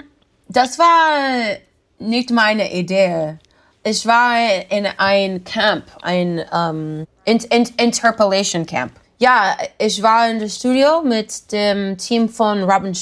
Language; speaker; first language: German; non-native, learner; English